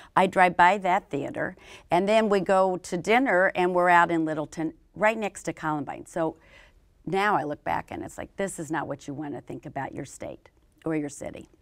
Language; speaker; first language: English; native; English